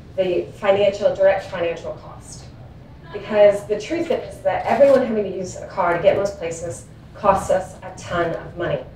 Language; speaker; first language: English; native; English